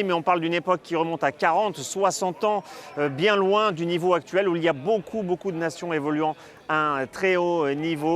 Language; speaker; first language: French; native; French